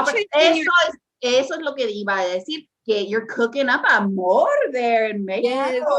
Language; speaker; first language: Spanish; early bilingual, heritage; English